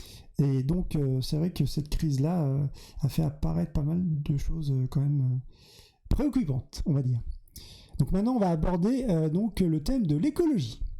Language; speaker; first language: French; native; French